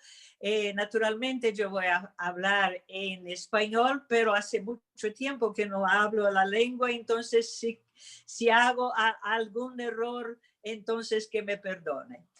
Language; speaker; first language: Spanish; non-native, fluent; Portuguese